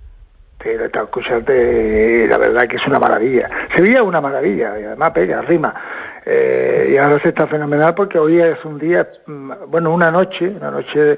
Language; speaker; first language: Spanish; native; Spanish